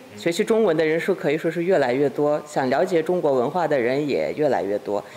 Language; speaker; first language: Chinese; non-native, fluent; Kazakh